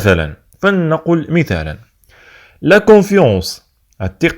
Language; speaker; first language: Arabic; native; Arabic